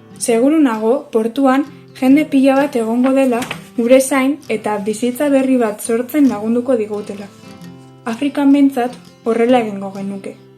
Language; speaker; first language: Basque; native; Basque